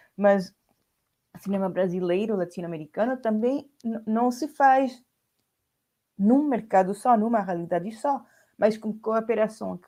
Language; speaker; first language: Portuguese; non-native, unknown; Spanish